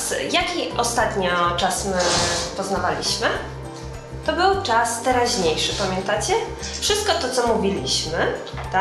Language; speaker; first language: Polish; non-native, fluent; Ukrainian